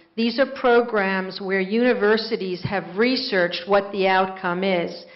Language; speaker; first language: English; native; English